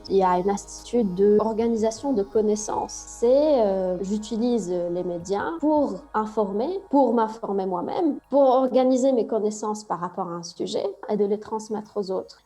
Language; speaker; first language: French; non-native, local second language; Arabic